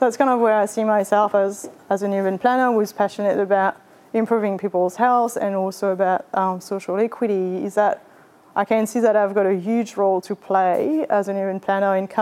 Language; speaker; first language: English; non-native, fluent; French